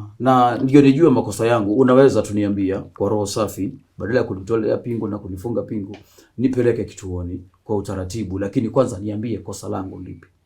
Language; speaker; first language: Swahili; native; Swahili